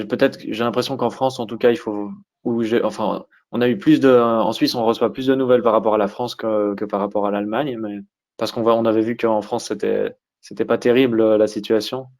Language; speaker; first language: French; native; French